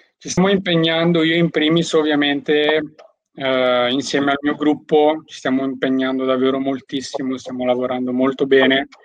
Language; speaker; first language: Italian; early bilingual, other home language; Albanian